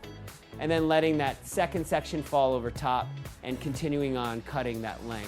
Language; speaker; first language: English; native; English